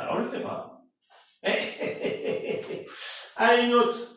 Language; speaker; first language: French; native; French